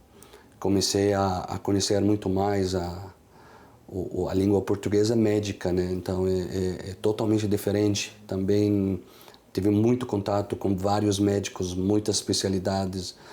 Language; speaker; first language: Portuguese; non-native, fluent; Arabic